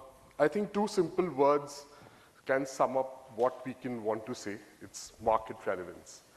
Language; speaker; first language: English; non-native, local second language; Bangla